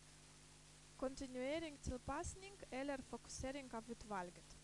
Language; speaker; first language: Norwegian; non-native, fluent; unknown